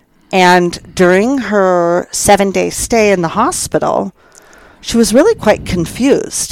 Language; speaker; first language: English; native; English